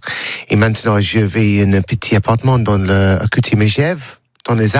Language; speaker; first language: French; non-native, learner; English